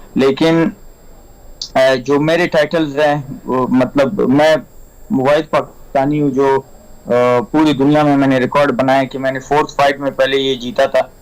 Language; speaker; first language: Urdu; non-native, local second language; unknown